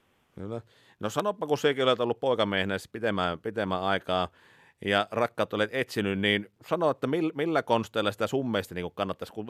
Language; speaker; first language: Finnish; native; Finnish